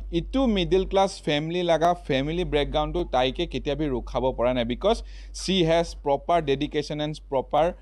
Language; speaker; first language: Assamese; non-native, local second language; Hindi